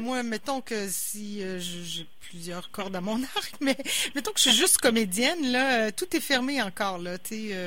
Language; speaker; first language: French; native; French